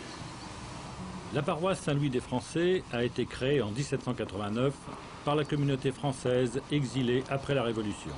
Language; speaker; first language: French; native; French